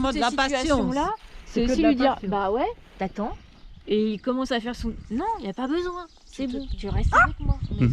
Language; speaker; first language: French; native; French